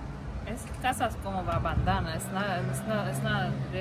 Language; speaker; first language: Spanish; non-native, learner; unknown